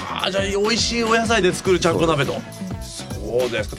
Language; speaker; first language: Japanese; native; Japanese